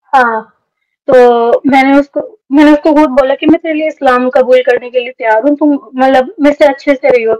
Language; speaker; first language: Hindi; native; Hindi